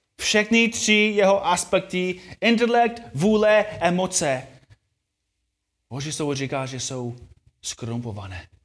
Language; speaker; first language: Czech; non-native, fluent; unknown